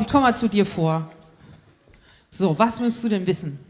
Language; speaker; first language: German; native; German